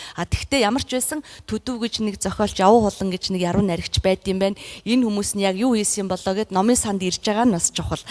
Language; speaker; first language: Mongolian; native; Mongolian